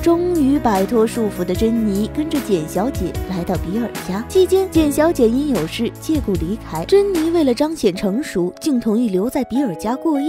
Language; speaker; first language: Chinese; native; Chinese